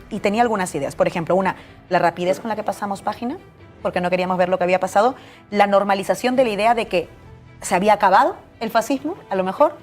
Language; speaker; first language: Spanish; native; Spanish